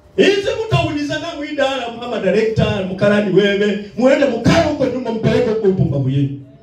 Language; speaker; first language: Swahili; non-native, local second language; Luyia